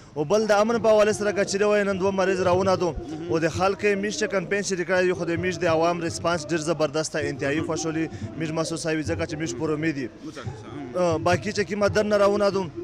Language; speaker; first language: Pashto; native; Pashto